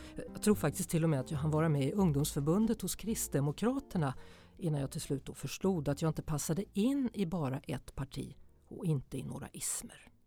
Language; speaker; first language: Swedish; native; Swedish